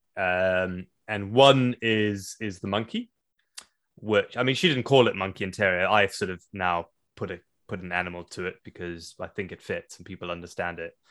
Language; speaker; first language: English; native; English